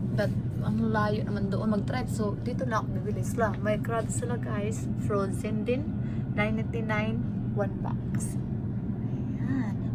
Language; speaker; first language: Filipino; non-native, local second language; Cebuano